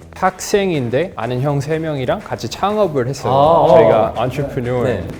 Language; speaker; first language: Korean; non-native, fluent; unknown